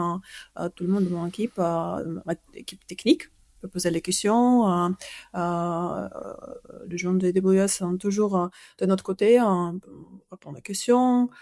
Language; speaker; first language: French; non-native, fluent; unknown